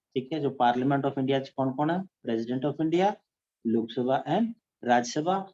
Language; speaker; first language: Hindi; non-native, local second language; Punjabi